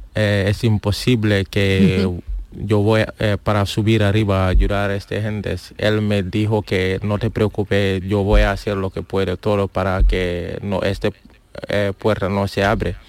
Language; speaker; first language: Spanish; non-native, learner; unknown